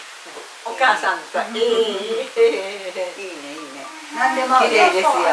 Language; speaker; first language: Japanese; native; Japanese